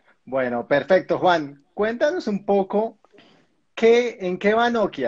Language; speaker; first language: Spanish; native; Spanish